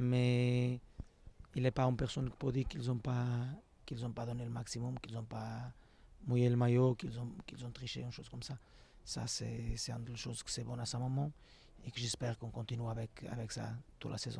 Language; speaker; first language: French; non-native, fluent; Portuguese